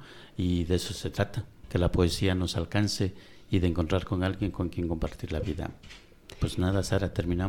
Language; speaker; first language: Spanish; native; Spanish